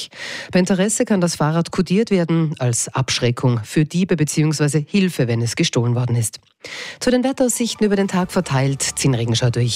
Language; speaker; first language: German; native; German